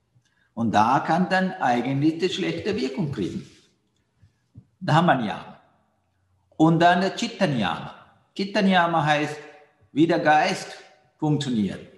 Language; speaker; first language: German; non-native, learner; Sinhala